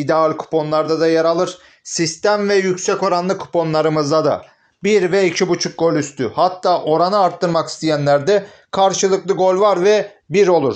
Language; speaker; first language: Turkish; native; Turkish